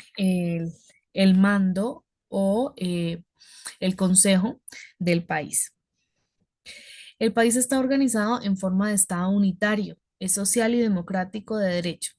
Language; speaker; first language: Spanish; native; Spanish